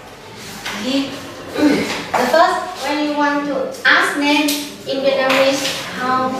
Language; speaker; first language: English; non-native, learner; Vietnamese